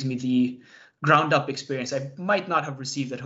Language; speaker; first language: English; non-native, local second language; Cebuano